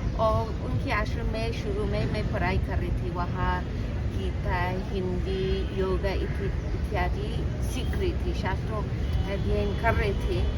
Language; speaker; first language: Hindi; non-native, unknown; English